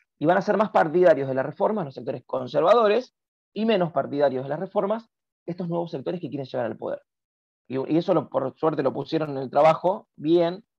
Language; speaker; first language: Spanish; native; Spanish